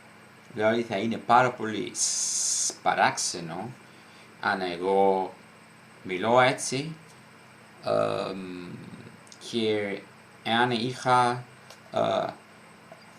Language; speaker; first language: Greek; non-native, fluent; Italian